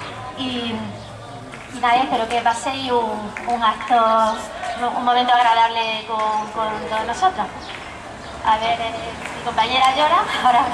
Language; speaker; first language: Spanish; native; Spanish